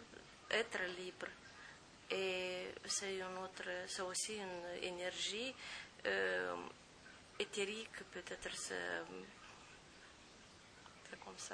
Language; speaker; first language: French; non-native, fluent; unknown